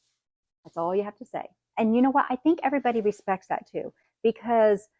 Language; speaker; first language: English; native; English